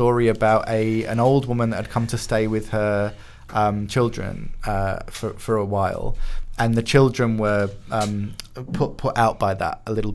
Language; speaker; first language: English; native; English